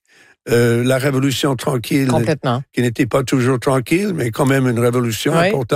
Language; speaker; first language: French; non-native, local second language; English